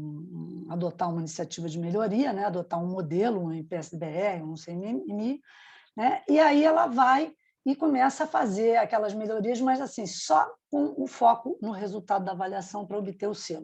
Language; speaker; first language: Portuguese; native; Portuguese